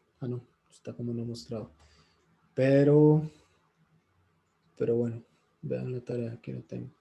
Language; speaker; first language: Spanish; native; Spanish